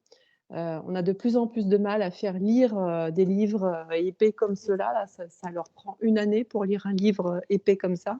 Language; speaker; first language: French; native; French